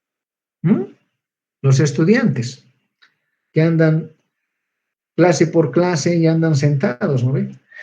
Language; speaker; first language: Spanish; native; Spanish